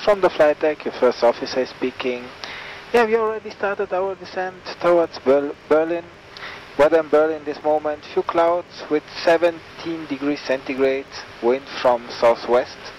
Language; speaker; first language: English; non-native, fluent; German